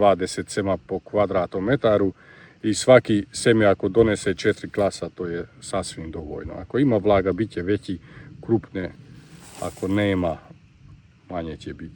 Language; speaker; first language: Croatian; non-native, local second language; Hungarian